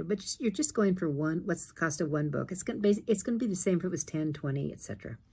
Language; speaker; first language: English; native; English